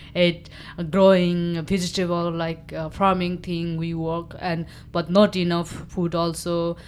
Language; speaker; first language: English; non-native, local second language; Nepali